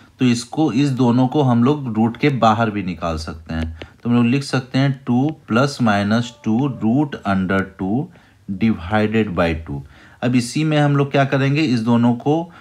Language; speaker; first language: Hindi; native; Hindi